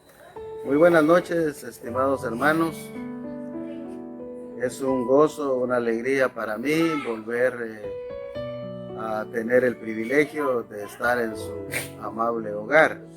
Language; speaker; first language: Spanish; native; Spanish